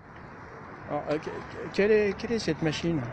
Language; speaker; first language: French; native; French